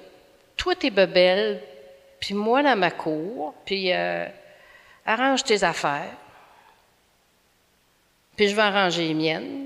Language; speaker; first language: French; native; French